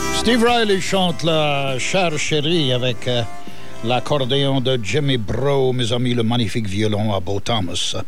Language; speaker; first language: French; early bilingual, heritage; French